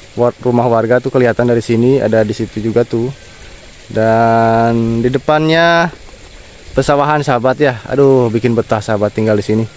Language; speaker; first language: Indonesian; non-native, local second language; Sundanese